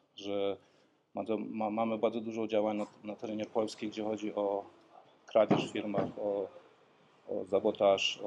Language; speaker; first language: Polish; early bilingual, heritage; Polish